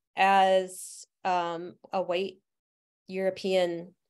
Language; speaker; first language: English; native; English